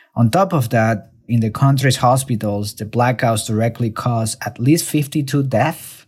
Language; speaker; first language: English; non-native, fluent; Spanish